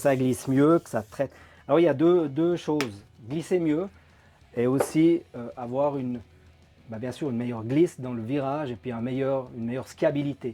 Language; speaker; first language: French; native; French